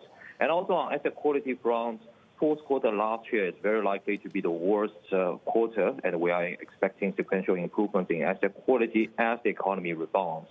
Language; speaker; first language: English; non-native, fluent; Chinese